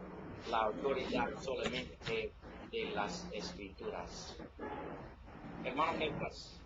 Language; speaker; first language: Spanish; non-native, learner; English